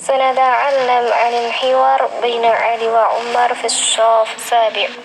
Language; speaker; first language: Arabic; non-native, learner; Indonesian